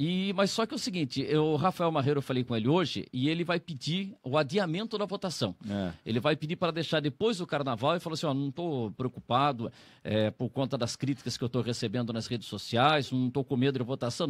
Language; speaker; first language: Portuguese; native; Portuguese